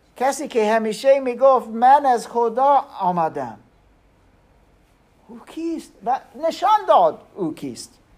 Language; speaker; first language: Persian; non-native, learner; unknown